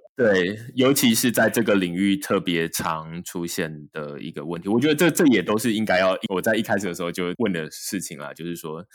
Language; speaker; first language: Chinese; native; Chinese